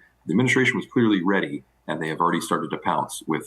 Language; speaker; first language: English; native; English